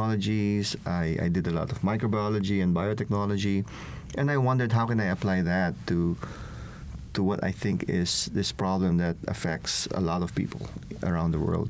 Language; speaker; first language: English; non-native, local second language; Filipino